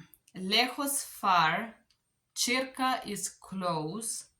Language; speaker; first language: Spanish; non-native, learner; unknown